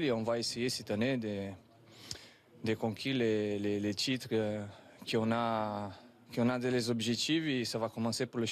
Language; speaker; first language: French; non-native, fluent; Portuguese